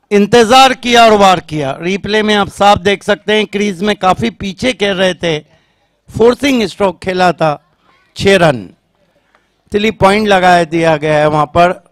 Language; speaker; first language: Hindi; non-native, local second language; Marathi